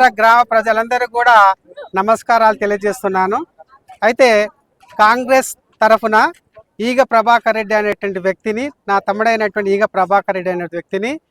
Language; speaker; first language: Telugu; native; Telugu